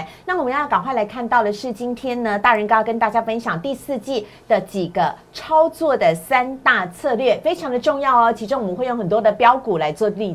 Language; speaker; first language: Chinese; native; Chinese